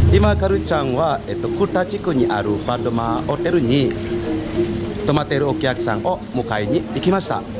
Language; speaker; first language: Japanese; non-native, fluent; Indonesian